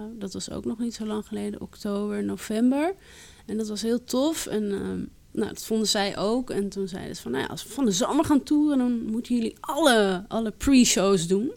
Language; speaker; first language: Dutch; early bilingual, other home language; Arabic